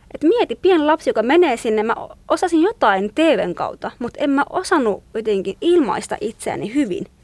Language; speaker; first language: Finnish; non-native, fluent; Kurdish